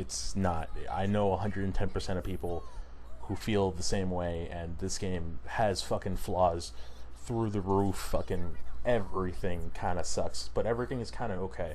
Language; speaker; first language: English; native; English